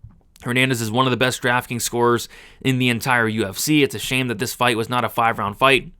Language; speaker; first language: English; native; English